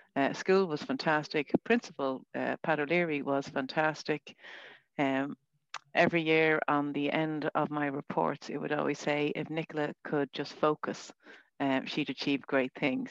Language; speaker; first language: English; native; English